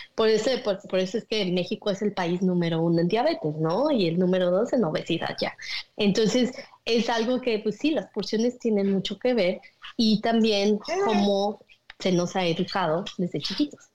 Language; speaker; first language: Spanish; native; Spanish